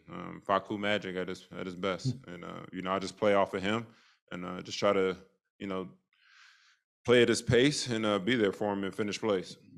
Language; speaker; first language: English; native; English